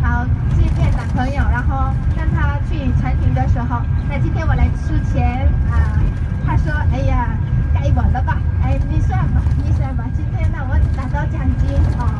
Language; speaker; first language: Chinese; non-native, fluent; Korean